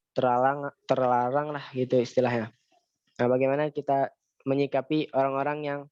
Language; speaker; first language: Indonesian; native; Indonesian